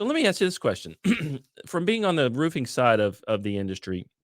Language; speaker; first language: English; native; English